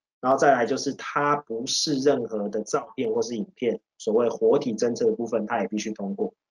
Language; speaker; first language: Chinese; native; Chinese